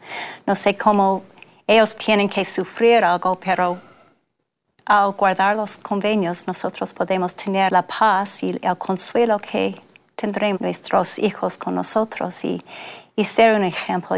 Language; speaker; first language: Spanish; non-native, fluent; English